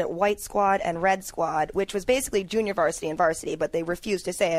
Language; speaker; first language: English; native; English